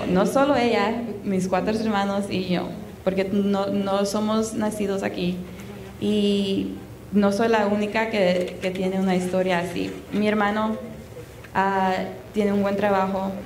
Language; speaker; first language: Spanish; early bilingual, heritage; Spanish